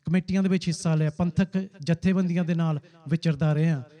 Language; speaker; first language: Punjabi; early bilingual, heritage; Punjabi